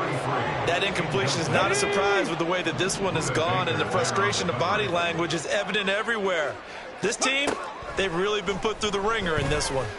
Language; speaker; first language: English; native; English